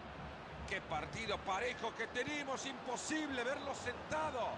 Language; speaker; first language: Spanish; native; Spanish